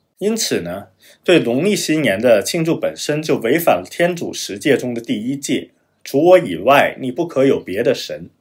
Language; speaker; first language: Chinese; non-native, fluent; German